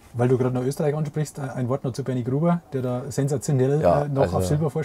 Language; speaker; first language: German; native; German